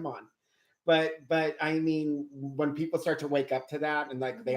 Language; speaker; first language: English; native; English